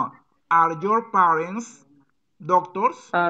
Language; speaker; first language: English; non-native, fluent; Spanish